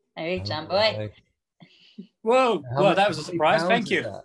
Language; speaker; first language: English; native; English